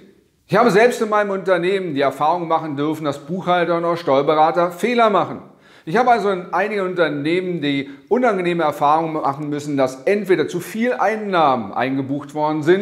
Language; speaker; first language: German; native; German